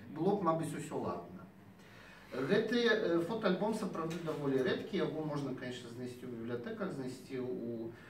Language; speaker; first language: Belarusian; native; Belarusian